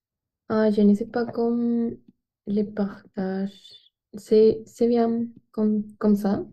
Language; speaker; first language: French; non-native, learner; Spanish